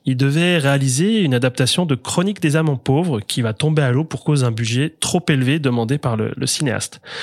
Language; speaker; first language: French; native; French